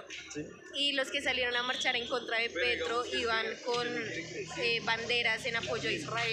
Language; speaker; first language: Spanish; native; Spanish